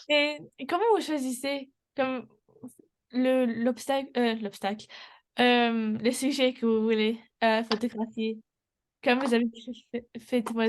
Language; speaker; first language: French; non-native, learner; English